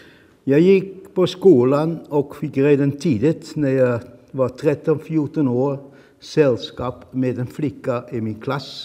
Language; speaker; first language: Swedish; non-native, fluent; Dutch